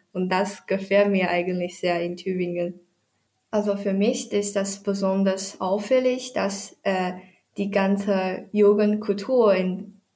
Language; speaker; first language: German; non-native, learner; Chinese